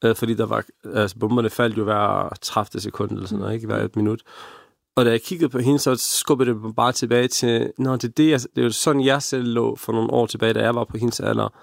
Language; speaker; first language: Danish; early bilingual, other home language; Arabic